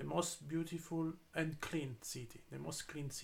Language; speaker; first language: English; non-native, learner; Italian